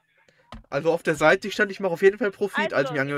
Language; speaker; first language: German; native; German